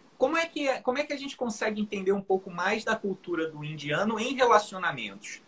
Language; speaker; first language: Portuguese; native; Portuguese